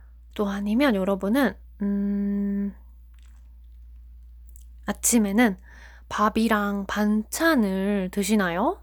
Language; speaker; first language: Korean; non-native, fluent; Japanese